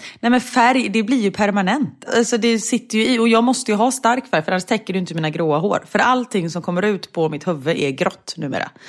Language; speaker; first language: Swedish; native; Swedish